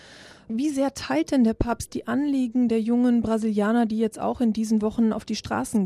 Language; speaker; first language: German; native; German